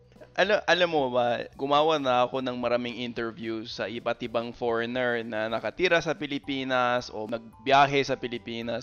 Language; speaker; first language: Filipino; non-native, fluent; English